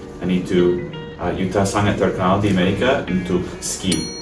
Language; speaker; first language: Indonesian; non-native, learner; English